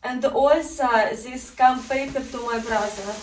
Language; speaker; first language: English; non-native, learner; Russian